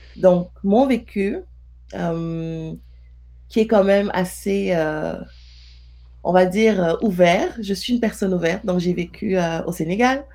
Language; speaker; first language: French; non-native, local second language; Wolof